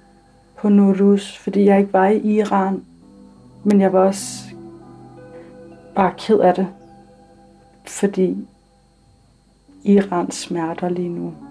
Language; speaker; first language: Danish; early bilingual, other home language; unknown